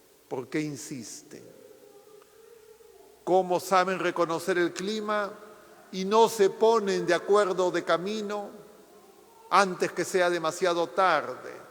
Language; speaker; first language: Spanish; native; Spanish